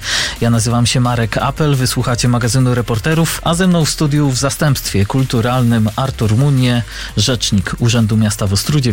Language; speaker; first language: Polish; native; Polish